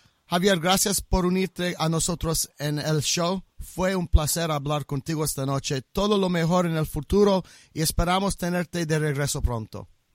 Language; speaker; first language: Spanish; non-native, learner; English